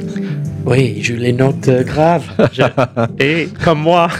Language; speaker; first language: French; non-native, fluent; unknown